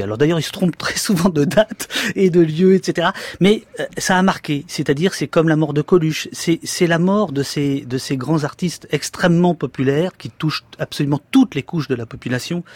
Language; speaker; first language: French; native; French